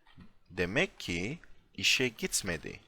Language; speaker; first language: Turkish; non-native, fluent; English